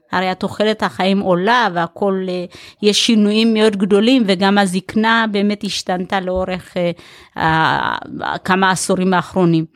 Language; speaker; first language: Hebrew; early bilingual, other home language; Amharic